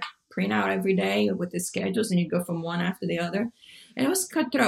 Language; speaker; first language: English; non-native, fluent; Portuguese